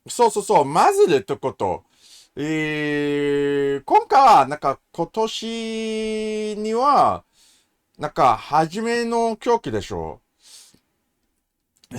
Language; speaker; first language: Japanese; non-native, learner; English